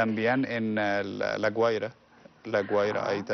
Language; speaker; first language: Spanish; non-native, learner; Arabic